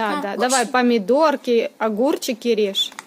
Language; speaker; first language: Russian; native; Russian